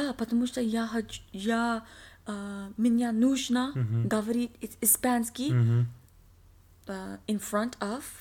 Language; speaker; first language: Russian; non-native, learner; English